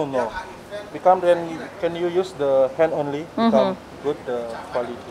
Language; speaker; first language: English; non-native, learner; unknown